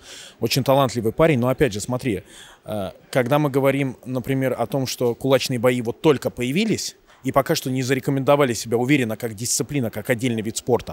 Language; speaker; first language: Russian; native; Russian